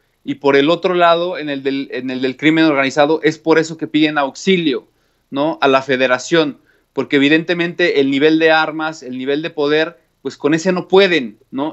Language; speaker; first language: Spanish; native; Spanish